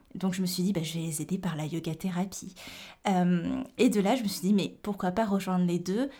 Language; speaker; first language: French; native; French